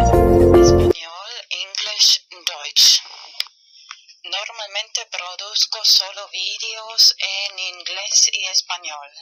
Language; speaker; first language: Spanish; non-native, fluent; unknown